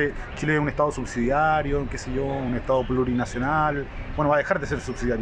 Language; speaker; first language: Spanish; native; Spanish